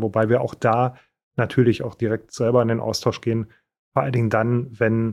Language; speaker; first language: German; native; German